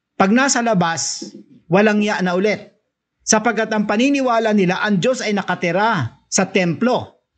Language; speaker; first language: Filipino; non-native, local second language; Cebuano